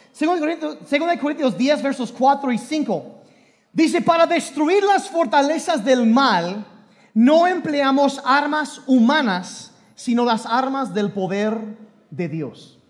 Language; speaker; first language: Spanish; non-native, fluent; English